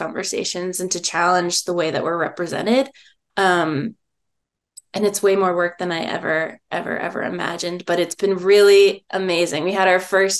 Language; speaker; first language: English; native; English